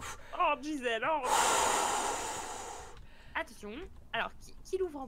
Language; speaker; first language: French; native; French